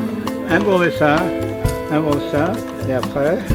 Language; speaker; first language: French; native; French